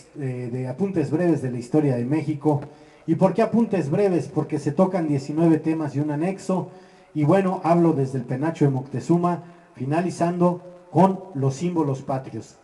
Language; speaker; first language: Spanish; native; Spanish